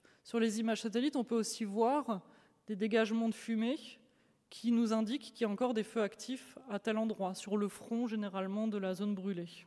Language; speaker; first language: French; native; French